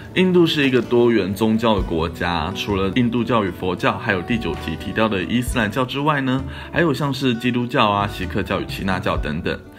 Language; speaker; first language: Chinese; native; Chinese